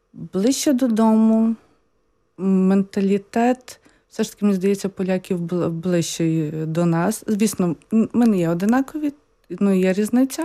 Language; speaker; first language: Ukrainian; native; Ukrainian